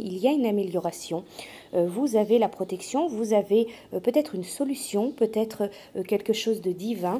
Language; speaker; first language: French; native; French